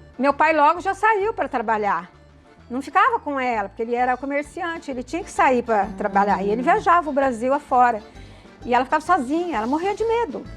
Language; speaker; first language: Portuguese; early bilingual, other home language; Italian